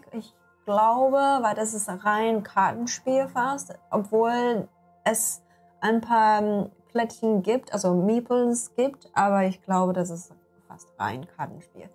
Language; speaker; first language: German; non-native, learner; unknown